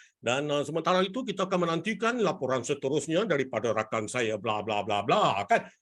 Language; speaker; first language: Malay; native; Malay